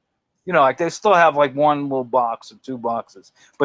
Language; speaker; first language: English; native; English